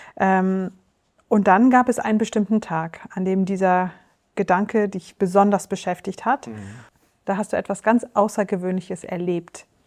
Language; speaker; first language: German; native; German